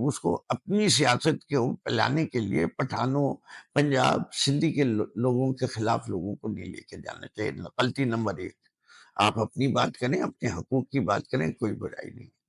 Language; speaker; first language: Urdu; native; Urdu